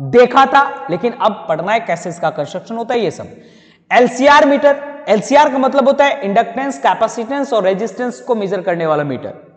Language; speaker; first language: Hindi; native; Hindi